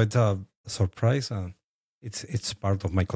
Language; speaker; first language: English; non-native, fluent; Spanish